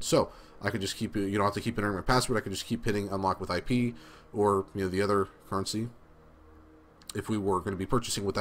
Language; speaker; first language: English; native; English